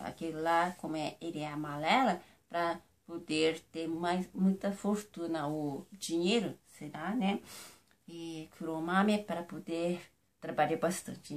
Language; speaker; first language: Portuguese; non-native, fluent; Japanese